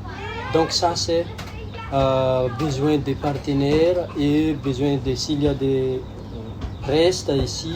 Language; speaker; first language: French; non-native, local second language; Malagasy